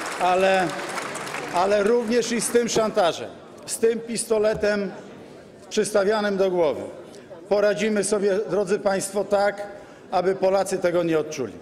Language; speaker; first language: Polish; native; Polish